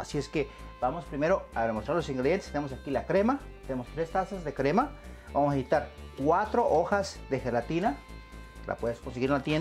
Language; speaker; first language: Spanish; native; Spanish